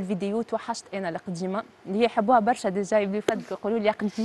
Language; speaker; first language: Arabic; native; Arabic